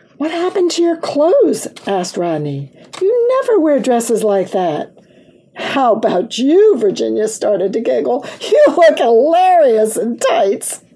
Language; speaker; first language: English; early bilingual, other home language; German